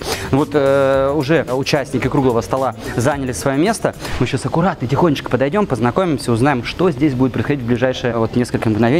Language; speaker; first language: Russian; native; Russian